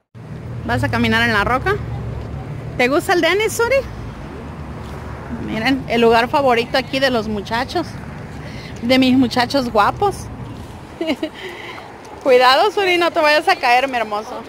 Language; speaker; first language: Spanish; native; Spanish